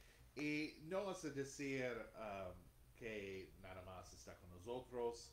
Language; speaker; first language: Spanish; non-native, fluent; English